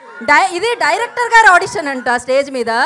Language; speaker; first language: Telugu; native; Telugu